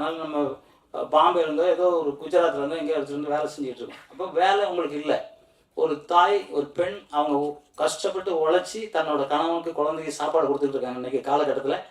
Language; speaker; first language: Tamil; native; Tamil